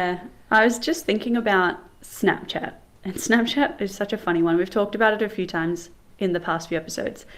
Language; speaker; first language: English; native; English